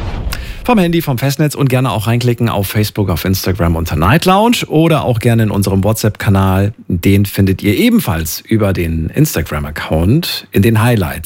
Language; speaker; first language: German; native; German